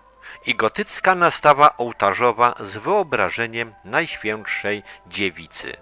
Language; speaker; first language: Polish; native; Polish